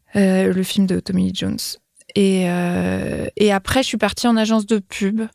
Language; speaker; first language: French; native; French